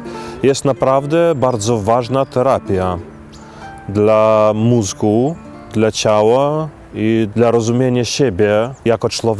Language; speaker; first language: Polish; non-native, fluent; Belarusian